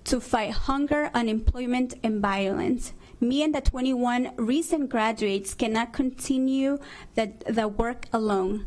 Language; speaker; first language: English; non-native, fluent; Spanish